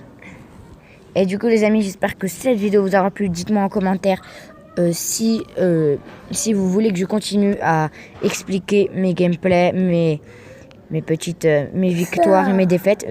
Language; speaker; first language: French; native; French